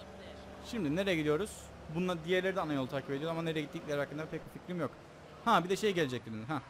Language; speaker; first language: Turkish; native; Turkish